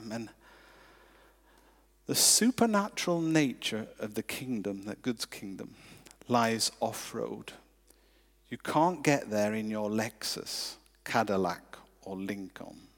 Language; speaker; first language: English; native; English